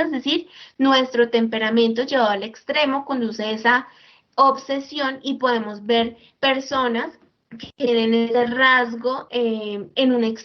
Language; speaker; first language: Spanish; native; Spanish